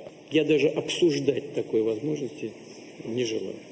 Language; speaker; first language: Russian; native; Russian